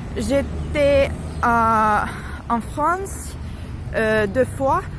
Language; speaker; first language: French; non-native, learner; Ukrainian